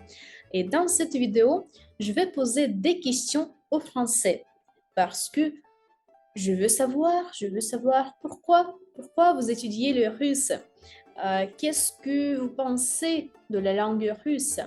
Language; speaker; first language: French; non-native, fluent; Russian